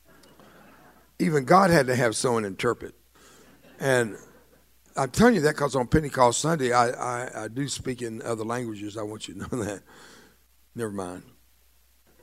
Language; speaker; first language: English; early bilingual, other home language; Spanish